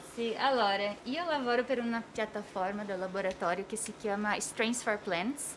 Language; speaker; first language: Italian; non-native, fluent; Portuguese